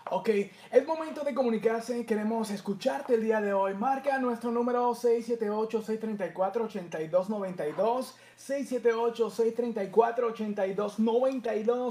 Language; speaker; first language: Spanish; native; Spanish